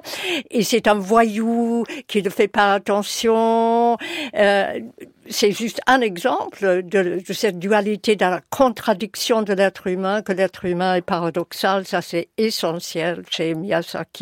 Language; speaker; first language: French; non-native, fluent; English